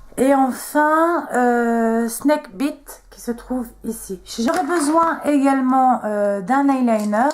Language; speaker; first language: French; native; French